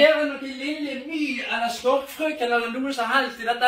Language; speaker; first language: Norwegian; native; Norwegian